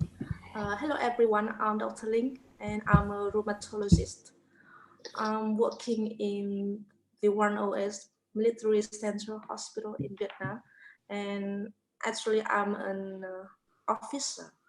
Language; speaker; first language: English; non-native, fluent; Vietnamese